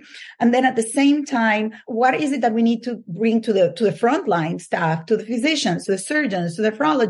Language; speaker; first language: English; non-native, fluent; Spanish